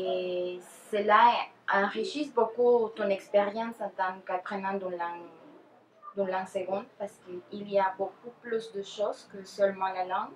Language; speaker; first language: French; non-native, fluent; Spanish